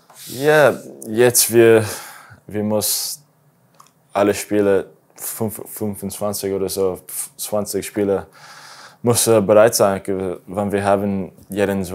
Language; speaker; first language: German; non-native, learner; English